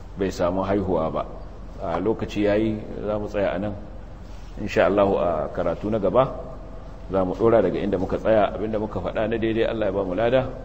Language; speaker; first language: Hausa; native; Hausa